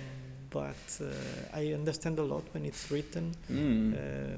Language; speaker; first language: English; non-native, fluent; Italian